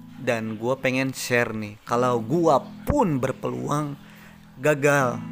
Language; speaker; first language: Indonesian; native; Indonesian